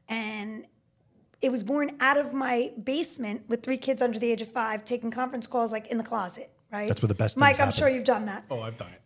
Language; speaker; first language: English; native; English